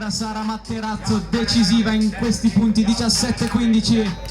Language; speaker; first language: Italian; native; Italian